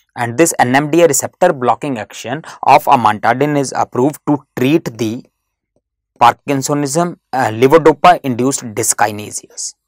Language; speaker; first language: English; non-native, local second language; Hindi